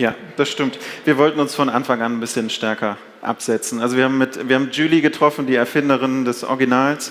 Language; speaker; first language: German; native; German